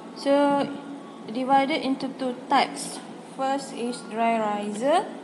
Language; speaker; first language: English; non-native, local second language; Malay